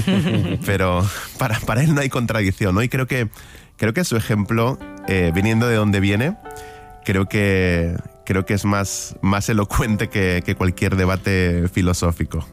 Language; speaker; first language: Spanish; native; Spanish